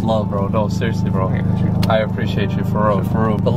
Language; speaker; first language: English; native; English